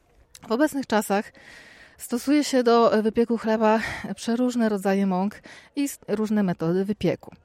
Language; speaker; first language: Polish; native; Polish